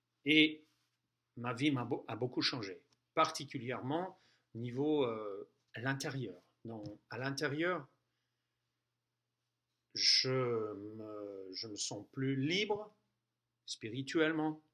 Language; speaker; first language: French; non-native, fluent; English